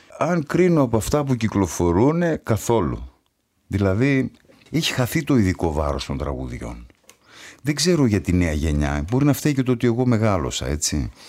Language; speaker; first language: Greek; native; Greek